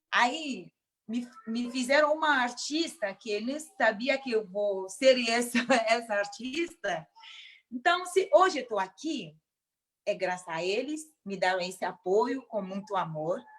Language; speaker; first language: Portuguese; non-native, local second language; Mandingo